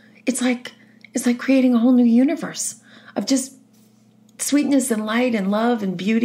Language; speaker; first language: English; native; English